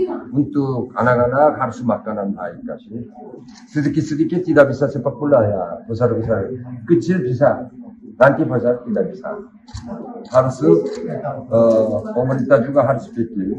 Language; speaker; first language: Indonesian; non-native, learner; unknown